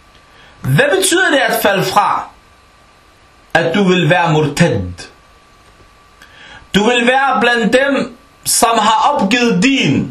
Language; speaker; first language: Danish; early bilingual, other home language; Arabic